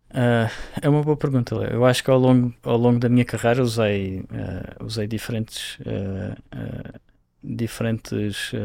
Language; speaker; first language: Portuguese; native; Portuguese